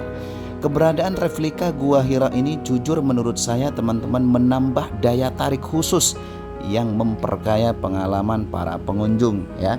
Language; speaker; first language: Indonesian; native; Indonesian